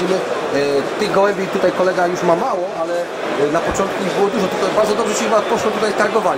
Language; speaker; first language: Polish; native; Polish